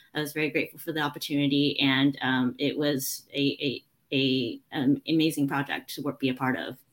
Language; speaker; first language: English; early bilingual, other home language; Chinese